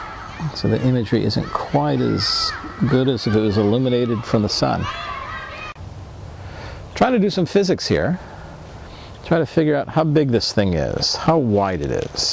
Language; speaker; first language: English; native; English